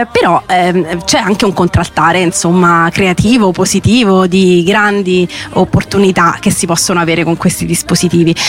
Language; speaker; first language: Italian; native; Italian